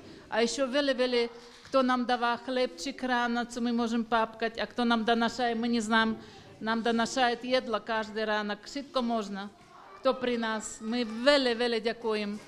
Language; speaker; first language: Slovak; non-native, learner; Ukrainian